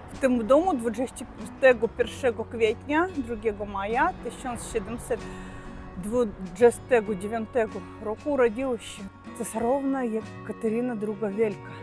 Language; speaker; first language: Polish; non-native, learner; Russian